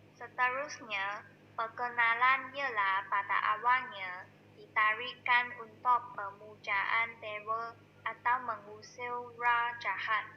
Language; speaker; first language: Malay; non-native, local second language; Chinese